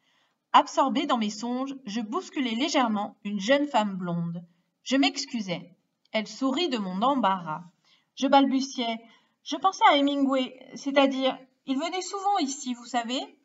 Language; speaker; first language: French; native; French